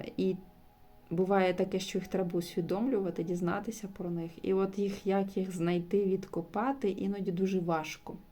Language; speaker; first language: Ukrainian; non-native, local second language; Russian